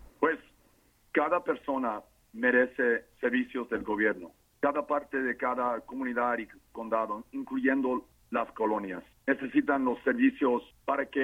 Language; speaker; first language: Spanish; non-native, fluent; English